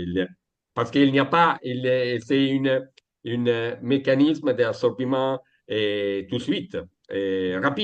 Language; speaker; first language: French; non-native, learner; Italian